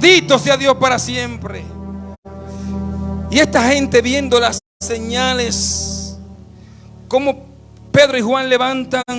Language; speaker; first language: Spanish; native; Spanish